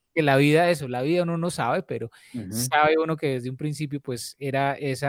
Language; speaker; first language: Spanish; native; Spanish